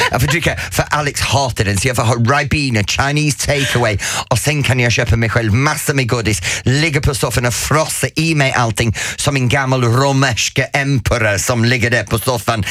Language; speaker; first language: Swedish; non-native, fluent; English